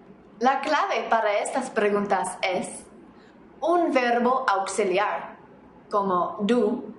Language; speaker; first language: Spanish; non-native, fluent; English